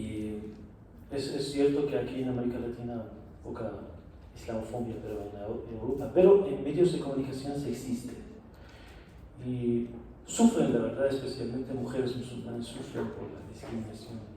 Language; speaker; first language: Spanish; non-native, fluent; Persian